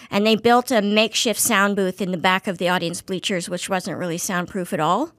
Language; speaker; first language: English; native; English